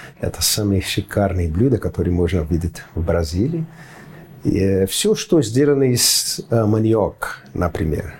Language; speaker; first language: Russian; non-native, fluent; Portuguese